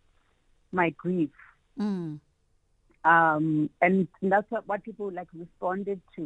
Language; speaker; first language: English; non-native, local second language; Xhosa